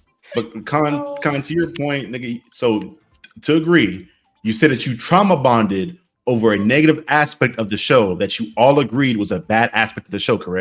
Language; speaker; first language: English; native; English